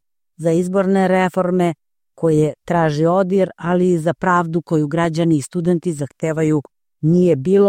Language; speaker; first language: Croatian; native; Croatian